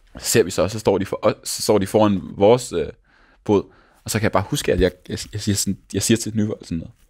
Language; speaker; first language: Danish; native; Danish